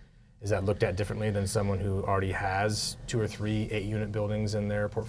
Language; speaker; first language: English; native; English